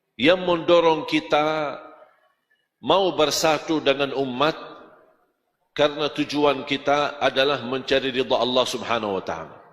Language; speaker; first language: Malay; non-native, fluent; Arabic